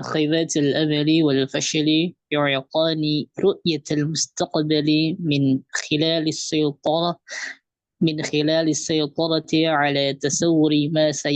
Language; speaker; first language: Arabic; non-native, learner; Indonesian